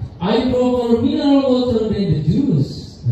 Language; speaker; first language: English; non-native, learner; Indonesian